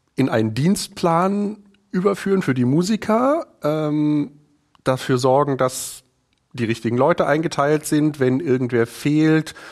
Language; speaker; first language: German; native; German